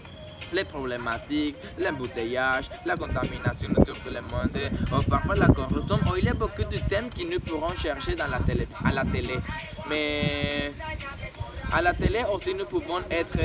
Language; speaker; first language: French; non-native, learner; Spanish